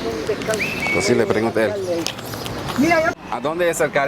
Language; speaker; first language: Spanish; non-native, learner; English